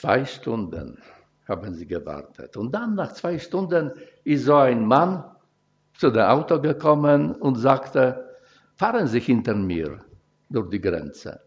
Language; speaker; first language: German; non-native, fluent; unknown